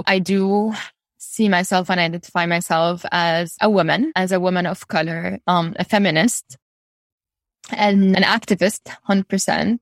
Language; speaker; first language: English; non-native, fluent; Arabic